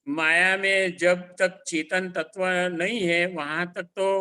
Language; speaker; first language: Hindi; non-native, local second language; Gujarati